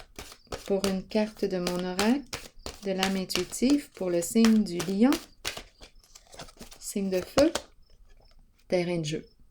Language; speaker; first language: French; native; French